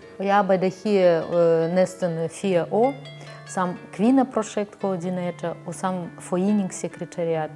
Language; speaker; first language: Danish; non-native, fluent; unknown